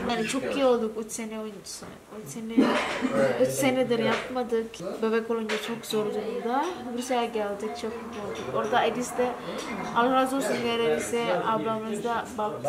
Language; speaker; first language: Turkish; non-native, learner; Indonesian